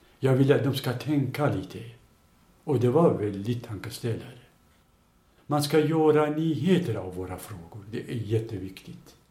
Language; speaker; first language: Swedish; non-native, fluent; Kurdish